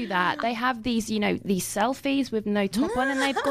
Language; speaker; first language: English; native; English